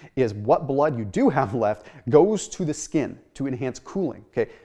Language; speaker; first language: English; native; English